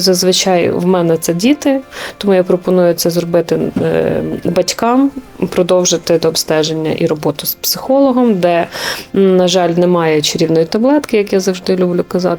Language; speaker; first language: Ukrainian; native; Ukrainian